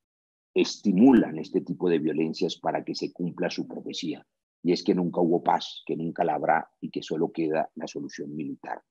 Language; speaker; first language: Spanish; native; Spanish